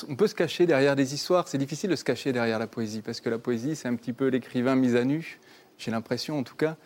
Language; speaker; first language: French; native; French